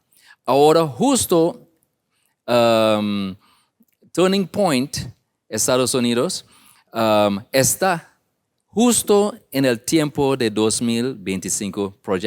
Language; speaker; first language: Spanish; non-native, learner; English